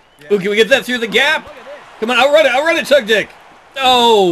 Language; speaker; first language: English; native; English